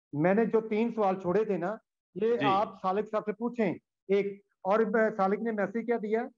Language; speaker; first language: Urdu; native; Urdu